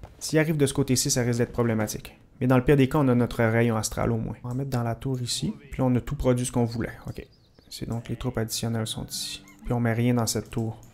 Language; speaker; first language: French; native; French